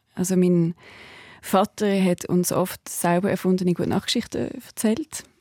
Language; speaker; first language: German; native; German